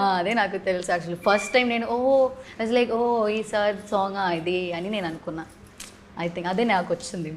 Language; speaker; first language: Telugu; non-native, learner; Malayalam